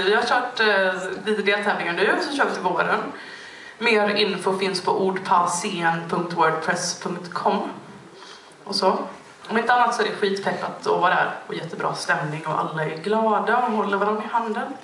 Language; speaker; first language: Swedish; native; Swedish